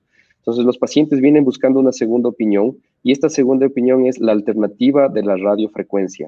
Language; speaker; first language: Spanish; native; Spanish